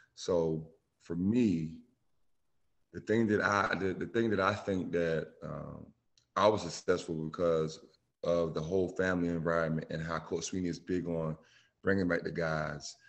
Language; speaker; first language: English; native; English